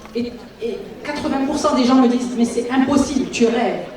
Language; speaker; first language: French; non-native, local second language; Arabic